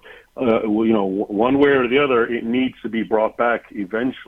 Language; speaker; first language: English; native; English